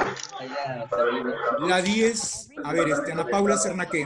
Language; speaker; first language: Spanish; native; Spanish